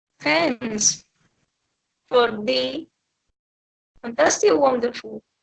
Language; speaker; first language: English; non-native, learner; Spanish